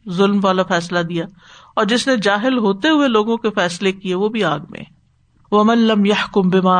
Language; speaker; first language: Urdu; native; Urdu